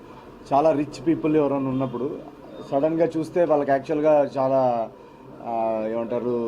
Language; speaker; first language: Telugu; native; Telugu